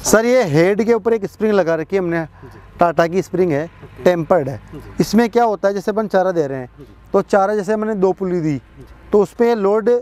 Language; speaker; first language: Hindi; native; Hindi